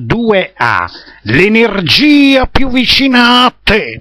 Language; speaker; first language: Italian; native; Italian